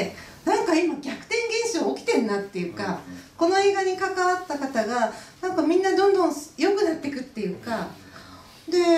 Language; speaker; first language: Japanese; native; Japanese